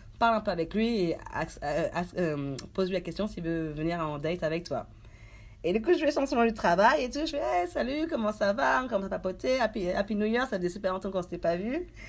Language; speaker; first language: French; early bilingual, other home language; Haitian Creole